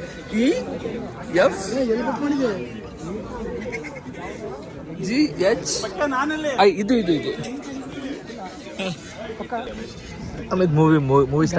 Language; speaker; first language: Kannada; native; Kannada